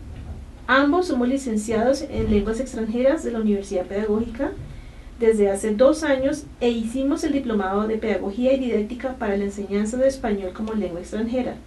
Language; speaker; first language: Spanish; native; Spanish